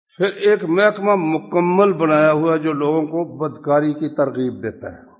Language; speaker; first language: Urdu; non-native, local second language; Punjabi